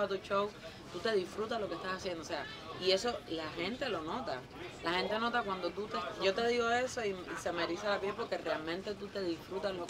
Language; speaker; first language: Spanish; native; Spanish